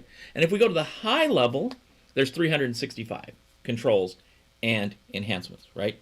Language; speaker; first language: English; native; English